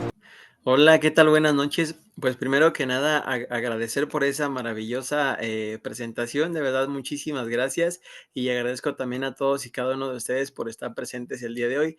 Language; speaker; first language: Spanish; native; Spanish